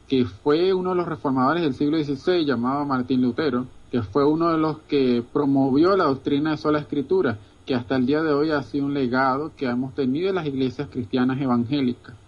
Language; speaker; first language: Spanish; native; Spanish